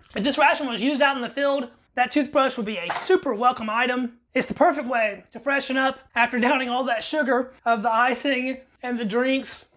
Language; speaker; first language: English; native; English